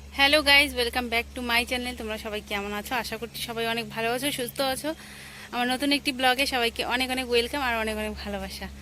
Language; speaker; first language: Bangla; non-native, local second language; Rangpuri